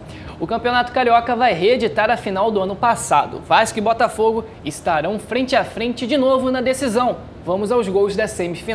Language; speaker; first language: Portuguese; native; Portuguese